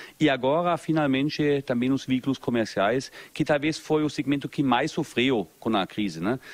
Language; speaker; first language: Portuguese; non-native, fluent; German